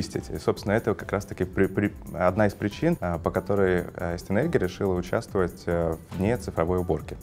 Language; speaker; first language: Russian; native; Russian